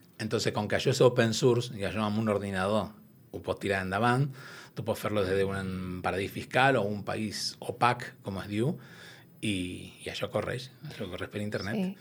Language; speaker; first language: Catalan; non-native, local second language; Spanish